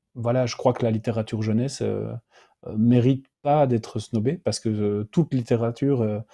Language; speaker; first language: French; native; French